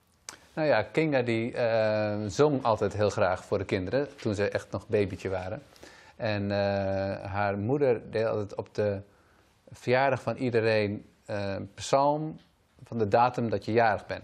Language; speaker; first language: Dutch; native; Dutch